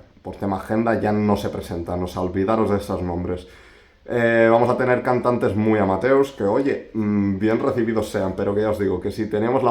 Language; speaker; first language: Spanish; native; Spanish